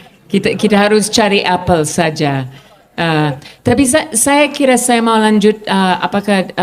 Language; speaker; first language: Indonesian; non-native, fluent; English